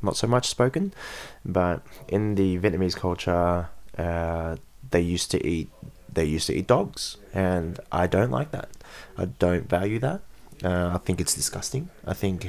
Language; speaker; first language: English; native; English